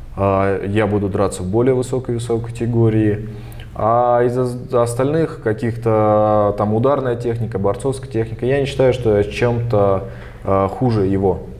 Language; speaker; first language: Russian; early bilingual, other home language; Armenian